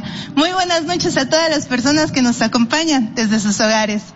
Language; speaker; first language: Spanish; native; Spanish